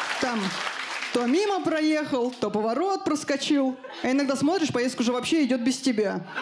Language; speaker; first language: Russian; native; Russian